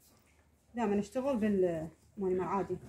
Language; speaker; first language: Arabic; native; Arabic